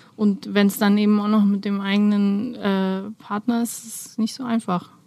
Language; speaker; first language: German; early bilingual, other home language; Romanian